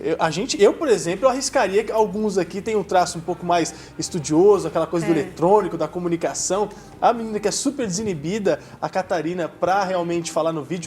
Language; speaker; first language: Portuguese; native; Portuguese